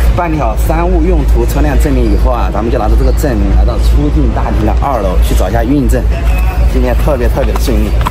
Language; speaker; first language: Chinese; native; Chinese